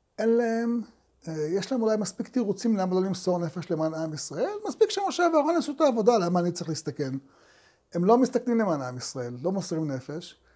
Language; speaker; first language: Hebrew; native; Hebrew